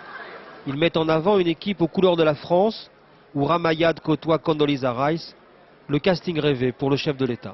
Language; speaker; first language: French; native; French